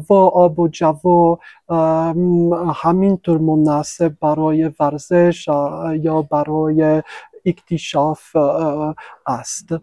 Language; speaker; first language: Persian; non-native, fluent; French